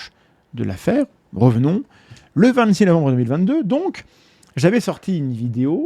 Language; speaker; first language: French; native; French